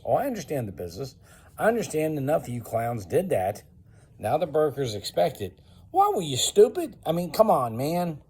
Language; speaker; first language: English; native; English